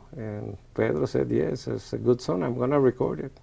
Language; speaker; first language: English; non-native, fluent; Spanish